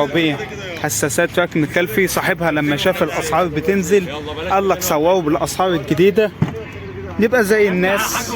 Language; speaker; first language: Arabic; native; Arabic